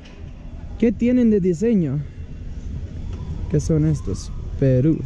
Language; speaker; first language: Spanish; non-native, learner; English